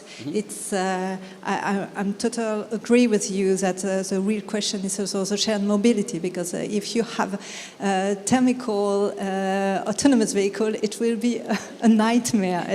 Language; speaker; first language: English; non-native, fluent; French